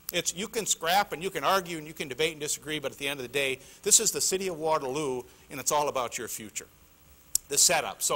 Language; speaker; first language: English; native; English